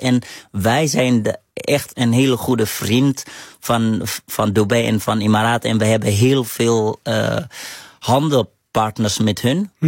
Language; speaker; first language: Dutch; non-native, fluent; Arabic